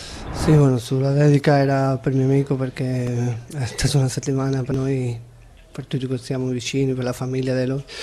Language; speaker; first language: Italian; non-native, fluent; Spanish